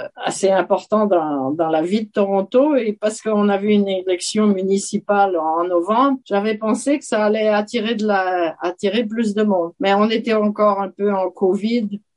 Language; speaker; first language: French; native; French